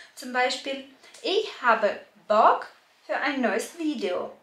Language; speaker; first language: German; non-native, fluent; Russian